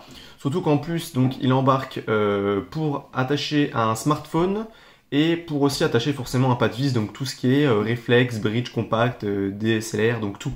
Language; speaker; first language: French; native; French